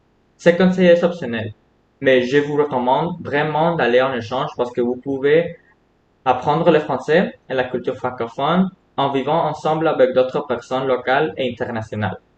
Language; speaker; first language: French; non-native, fluent; Spanish